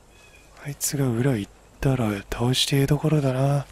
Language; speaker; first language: Japanese; native; Japanese